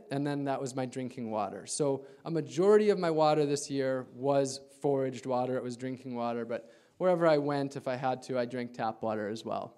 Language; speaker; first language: English; native; English